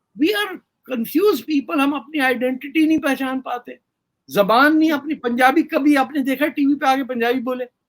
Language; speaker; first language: Urdu; native; Urdu